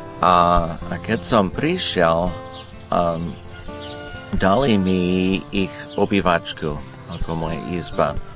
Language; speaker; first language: Slovak; non-native, learner; English